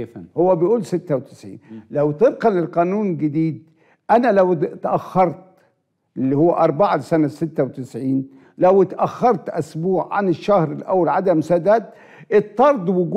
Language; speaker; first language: Arabic; native; Arabic